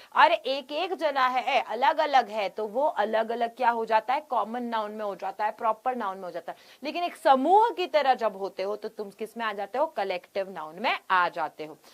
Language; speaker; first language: Hindi; native; Hindi